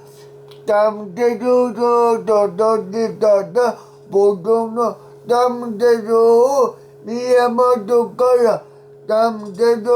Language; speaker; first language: Japanese; non-native, learner; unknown